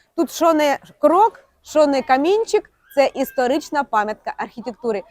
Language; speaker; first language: Ukrainian; native; Ukrainian